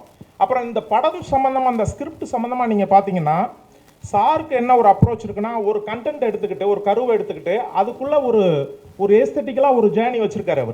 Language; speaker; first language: Tamil; native; Tamil